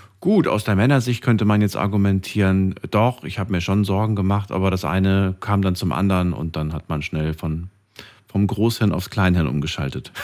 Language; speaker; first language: German; native; German